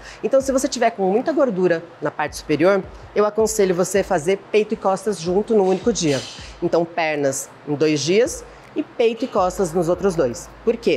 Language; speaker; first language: Portuguese; native; Portuguese